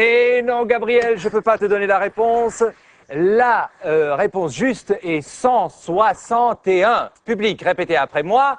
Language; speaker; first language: French; native; French